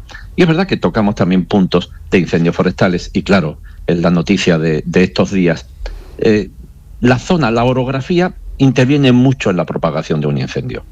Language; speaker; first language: Spanish; native; Spanish